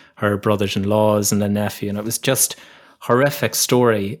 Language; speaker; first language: English; native; English